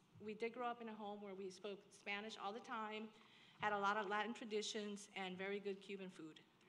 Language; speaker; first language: English; early bilingual, other home language; Spanish